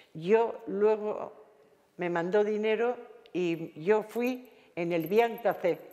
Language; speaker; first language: Spanish; native; Spanish